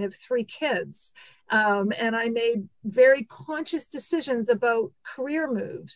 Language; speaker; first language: English; native; English